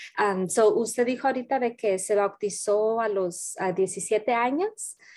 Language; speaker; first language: Spanish; early bilingual, heritage; Spanish